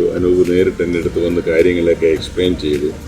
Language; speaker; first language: Malayalam; native; Malayalam